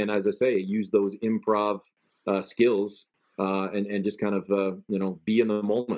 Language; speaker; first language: English; native; English